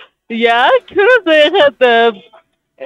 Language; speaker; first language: German; non-native, learner; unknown